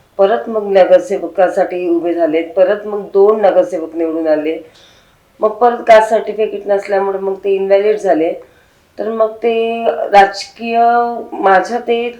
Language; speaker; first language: Marathi; non-native, local second language; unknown